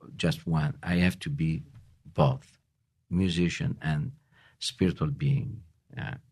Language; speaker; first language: English; non-native, learner; Italian